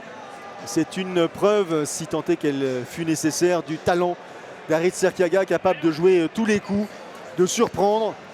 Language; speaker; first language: French; native; French